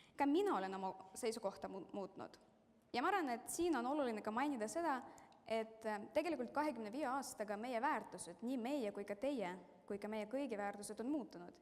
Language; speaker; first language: Estonian; non-native, local second language; Russian